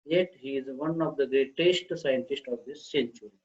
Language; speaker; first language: English; non-native, local second language; Marathi